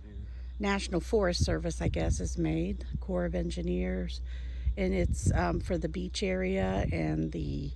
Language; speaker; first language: English; native; English